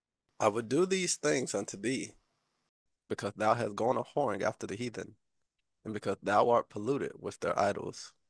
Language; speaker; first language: English; native; English